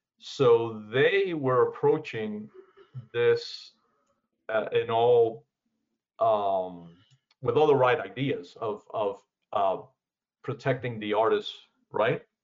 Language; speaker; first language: English; early bilingual, other home language; Spanish